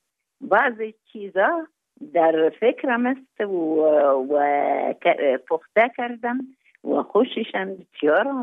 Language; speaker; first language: Persian; non-native, fluent; Arabic